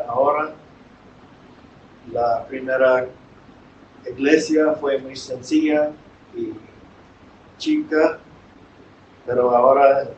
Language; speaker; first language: Spanish; non-native, fluent; English